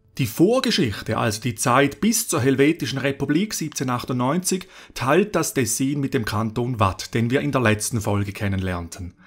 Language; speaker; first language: German; native; German